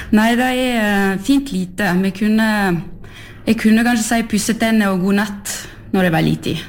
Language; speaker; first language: Norwegian; non-native, fluent; French